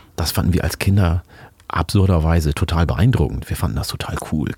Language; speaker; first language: German; early bilingual, other home language; Oromo